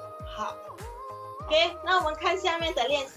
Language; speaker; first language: Chinese; non-native, local second language; Indonesian